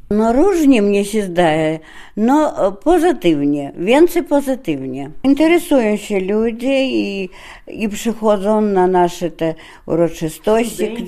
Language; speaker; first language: Polish; non-native, fluent; Russian